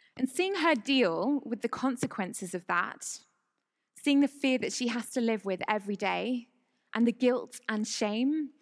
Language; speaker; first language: English; native; English